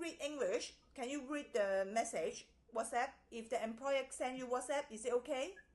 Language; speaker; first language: English; non-native, local second language; Cantonese